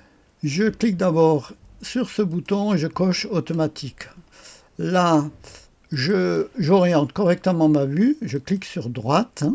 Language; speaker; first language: French; native; French